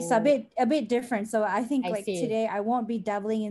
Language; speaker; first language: English; non-native, local second language; Malay